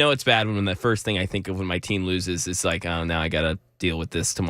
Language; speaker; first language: English; native; English